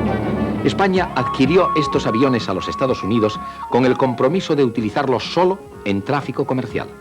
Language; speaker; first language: Spanish; native; Spanish